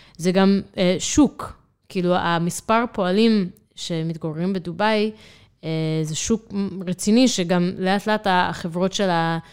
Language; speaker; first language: Hebrew; non-native, fluent; English